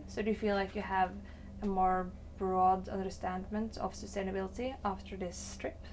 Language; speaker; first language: English; non-native, fluent; Norwegian